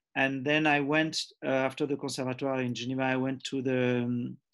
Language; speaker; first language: English; early bilingual, other home language; French